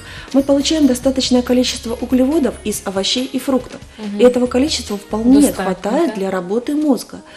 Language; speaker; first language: Russian; native; Russian